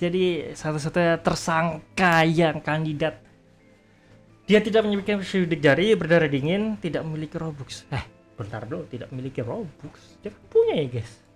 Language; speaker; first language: Indonesian; native; Indonesian